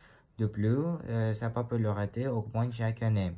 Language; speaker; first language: French; non-native, learner; Uzbek